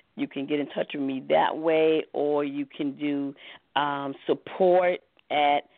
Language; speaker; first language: English; native; English